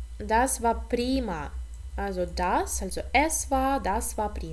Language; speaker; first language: German; non-native, fluent; Ukrainian